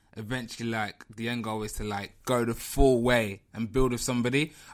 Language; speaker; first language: English; native; English